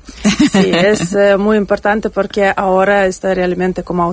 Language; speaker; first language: Spanish; non-native, fluent; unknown